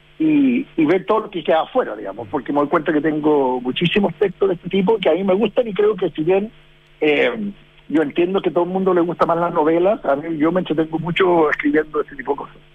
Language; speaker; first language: Spanish; early bilingual, heritage; Spanish